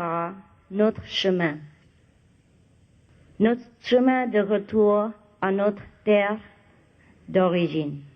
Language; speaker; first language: French; non-native, fluent; Vietnamese